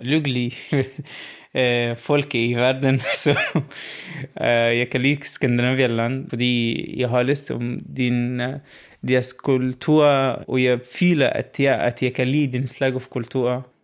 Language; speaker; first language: Norwegian; non-native, learner; Arabic